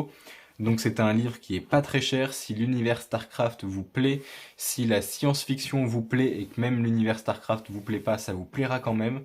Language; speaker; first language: French; native; French